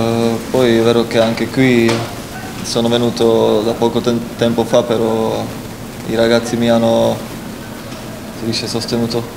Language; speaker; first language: Italian; non-native, fluent; Slovak